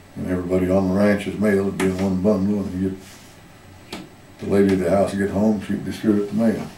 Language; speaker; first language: English; native; English